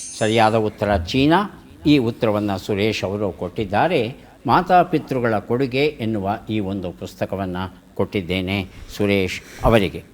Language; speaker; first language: Kannada; native; Kannada